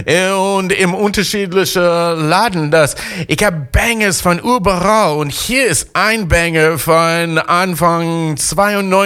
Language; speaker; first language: German; non-native, fluent; English